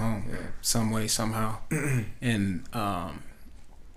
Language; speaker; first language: English; native; English